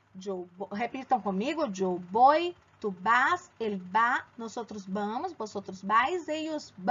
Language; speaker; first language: Spanish; non-native, fluent; Portuguese